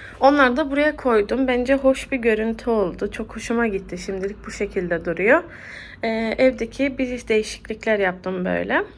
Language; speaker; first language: Turkish; early bilingual, heritage; Turkish